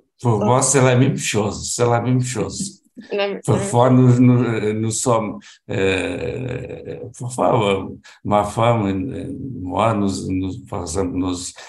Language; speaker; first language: French; non-native, fluent; Portuguese